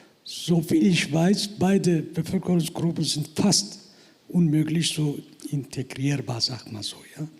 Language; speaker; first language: German; non-native, fluent; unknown